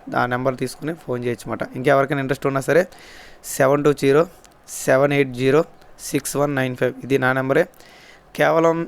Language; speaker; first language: Telugu; native; Telugu